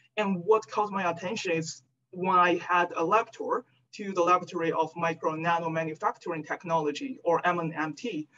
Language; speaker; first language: English; non-native, fluent; Chinese